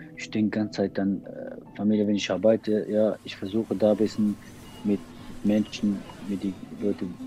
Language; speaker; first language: German; non-native, learner; Persian